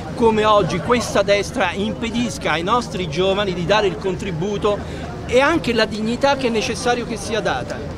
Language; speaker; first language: Italian; native; Italian